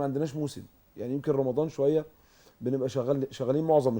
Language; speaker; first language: Arabic; native; Arabic